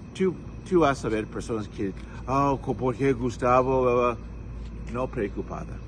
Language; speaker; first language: Spanish; non-native, local second language; English